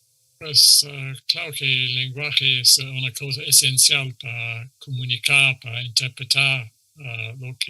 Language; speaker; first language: Spanish; non-native, fluent; English